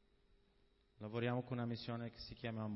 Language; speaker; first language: Italian; non-native, fluent; Portuguese